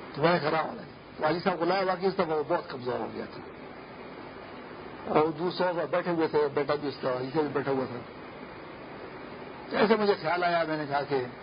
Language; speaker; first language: Urdu; non-native, local second language; Pashto